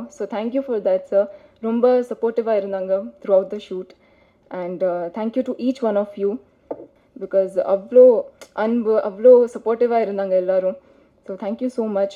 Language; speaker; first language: Tamil; non-native, fluent; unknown